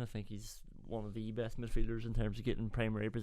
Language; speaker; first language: English; native; English